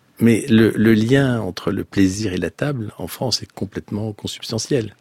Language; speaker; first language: French; native; French